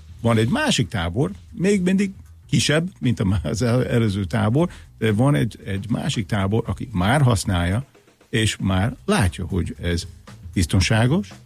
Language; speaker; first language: Hungarian; non-native, fluent; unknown